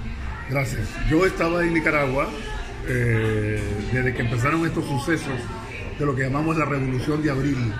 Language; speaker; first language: Spanish; native; Spanish